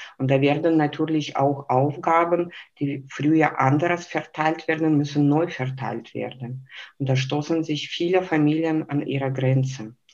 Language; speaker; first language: German; non-native, fluent; Lithuanian